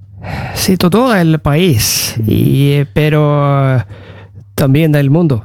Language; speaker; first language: Spanish; non-native, learner; Norwegian